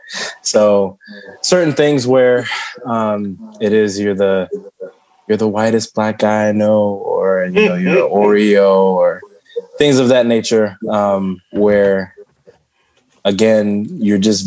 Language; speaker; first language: English; early bilingual, other home language; Shona